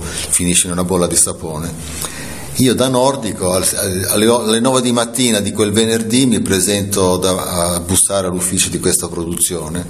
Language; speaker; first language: Italian; native; Italian